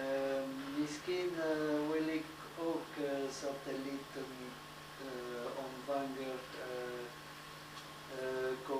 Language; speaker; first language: Dutch; non-native, learner; French